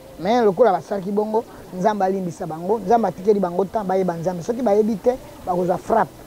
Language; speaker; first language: Lingala; native; Lingala